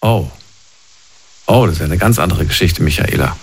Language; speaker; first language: German; native; German